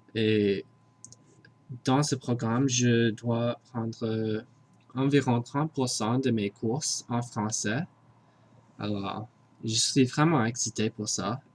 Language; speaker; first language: French; non-native, learner; English